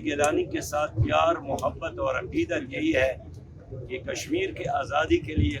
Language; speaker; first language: Urdu; non-native, local second language; Pashto